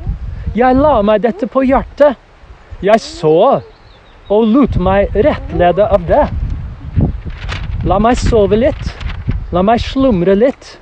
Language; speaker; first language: Norwegian; non-native, fluent; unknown